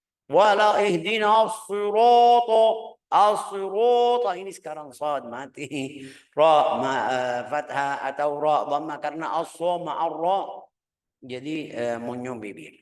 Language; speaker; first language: Indonesian; non-native, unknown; Arabic